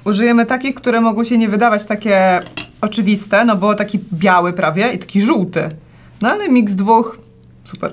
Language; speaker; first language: Polish; native; Polish